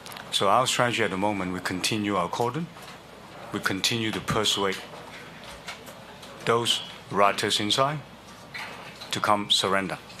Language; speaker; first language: English; non-native, local second language; Cantonese